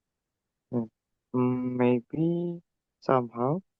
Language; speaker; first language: English; non-native, learner; Indonesian